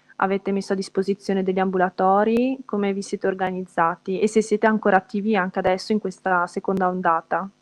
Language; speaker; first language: Italian; native; Italian